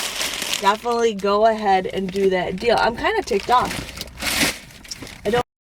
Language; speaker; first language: English; native; English